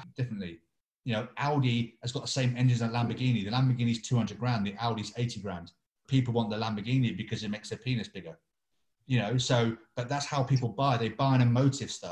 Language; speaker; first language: English; native; English